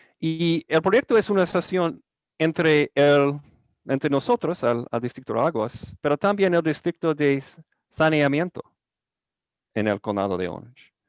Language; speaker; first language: Spanish; non-native, learner; English